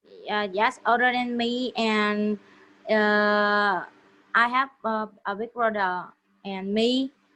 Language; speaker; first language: English; non-native, learner; Vietnamese